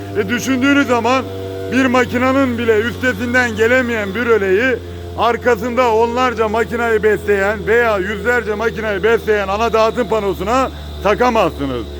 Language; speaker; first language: Turkish; native; Turkish